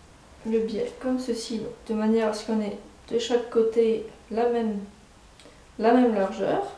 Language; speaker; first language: French; native; French